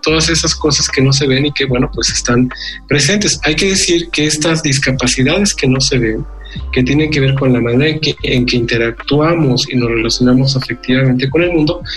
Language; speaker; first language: Spanish; native; Spanish